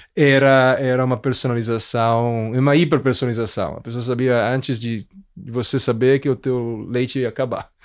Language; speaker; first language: Portuguese; non-native, fluent; Italian